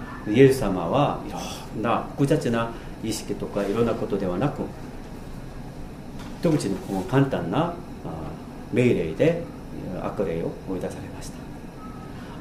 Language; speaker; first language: Japanese; non-native, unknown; Korean